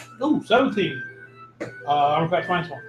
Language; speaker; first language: English; native; English